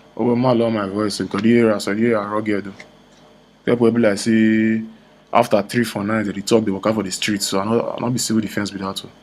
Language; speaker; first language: Nigerian Pidgin; native; Nigerian Pidgin